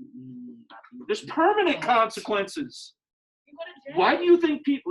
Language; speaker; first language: English; native; English